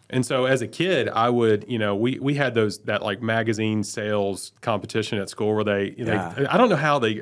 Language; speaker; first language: English; native; English